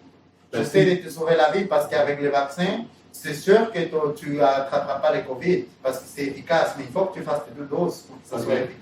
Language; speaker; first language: French; native; French